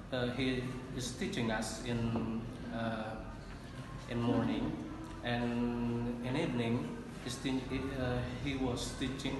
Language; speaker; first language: English; non-native, learner; Indonesian